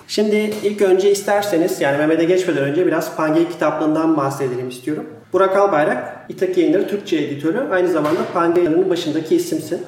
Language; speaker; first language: Turkish; native; Turkish